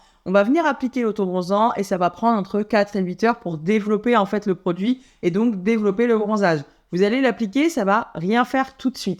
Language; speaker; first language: French; native; French